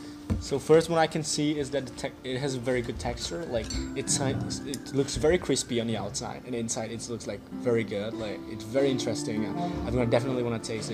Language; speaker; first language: English; non-native, fluent; Vietnamese